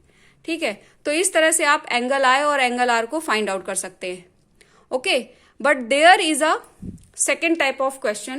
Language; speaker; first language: Hindi; native; Hindi